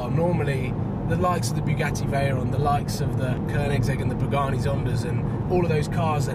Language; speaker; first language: English; native; English